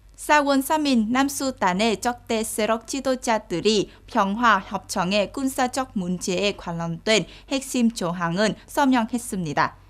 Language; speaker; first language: Korean; non-native, fluent; Vietnamese